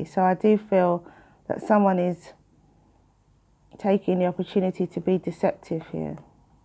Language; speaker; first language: English; native; English